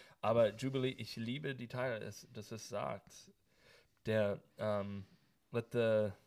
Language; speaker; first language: German; non-native, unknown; English